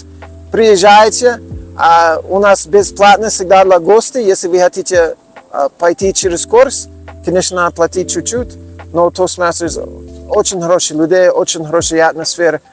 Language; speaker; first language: Russian; non-native, learner; English